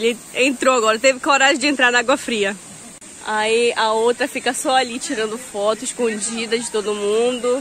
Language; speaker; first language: Portuguese; native; Portuguese